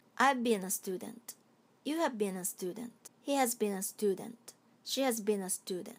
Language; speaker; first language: English; non-native, fluent; Japanese